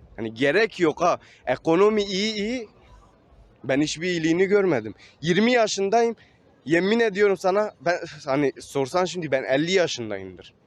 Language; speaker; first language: Turkish; non-native, local second language; Kurdish